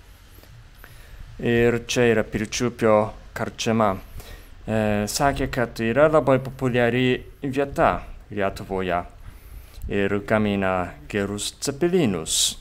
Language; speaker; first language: Lithuanian; non-native, fluent; Japanese